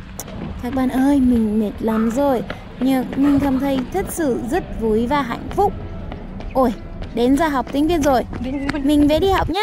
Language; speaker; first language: Vietnamese; non-native, learner; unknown